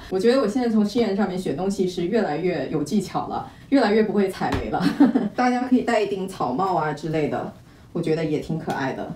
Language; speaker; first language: Chinese; native; Chinese